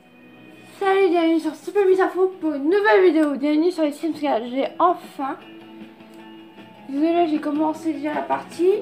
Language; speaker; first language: French; native; French